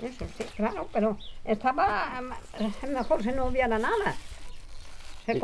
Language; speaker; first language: Spanish; non-native, local second language; Galician